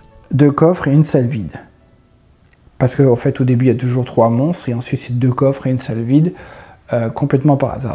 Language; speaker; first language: French; native; French